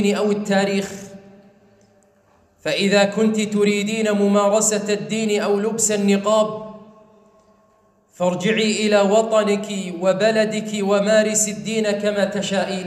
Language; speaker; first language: Arabic; native; Arabic